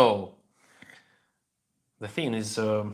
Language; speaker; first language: English; non-native, learner; Russian